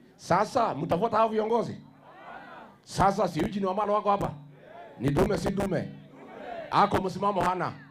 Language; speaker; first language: Swahili; non-native, local second language; Luyia